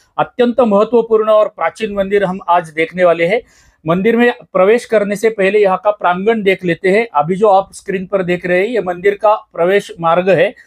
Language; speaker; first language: Hindi; non-native, local second language; Marathi